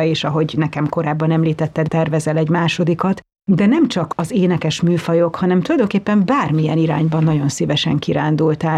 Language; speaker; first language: Hungarian; native; Hungarian